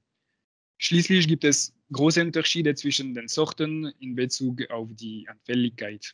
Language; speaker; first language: German; non-native, local second language; French